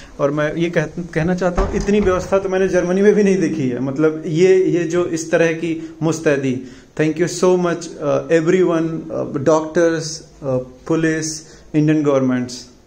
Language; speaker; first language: Hindi; native; Hindi